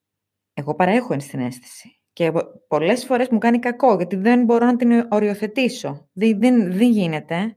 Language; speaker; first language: Greek; native; Greek